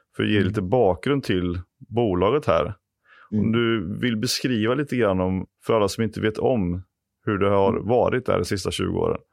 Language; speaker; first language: Swedish; native; Swedish